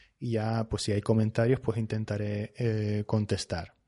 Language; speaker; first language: Spanish; native; Spanish